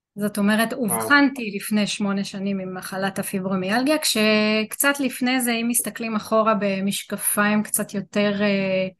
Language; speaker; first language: Hebrew; native; Hebrew